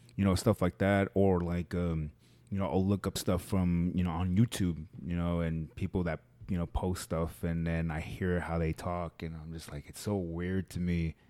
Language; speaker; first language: English; early bilingual, other home language; Spanish